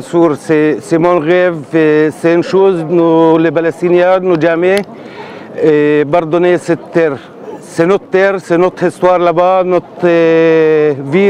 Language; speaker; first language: French; non-native, learner; Arabic